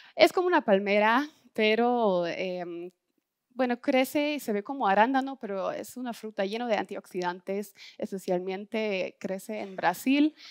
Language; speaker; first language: Spanish; non-native, fluent; German